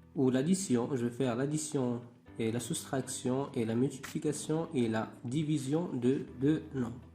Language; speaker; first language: French; non-native, local second language; Arabic